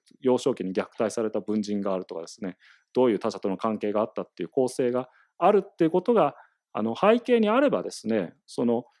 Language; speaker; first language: Japanese; native; Japanese